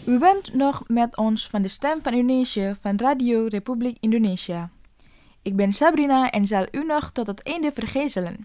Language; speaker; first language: Dutch; non-native, fluent; Indonesian